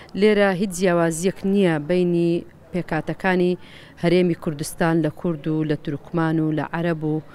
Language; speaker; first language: Central Kurdish; non-native, local second language; Azerbaijani